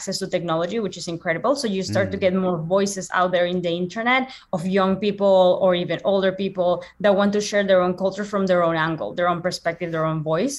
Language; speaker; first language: English; non-native, fluent; Spanish